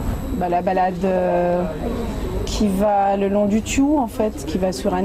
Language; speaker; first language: French; native; French